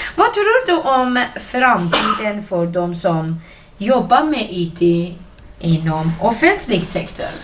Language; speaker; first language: Swedish; non-native, fluent; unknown